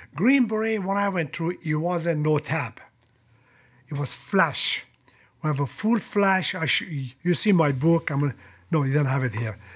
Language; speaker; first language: English; non-native, fluent; Persian